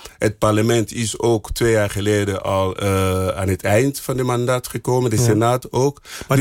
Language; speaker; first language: Dutch; non-native, fluent; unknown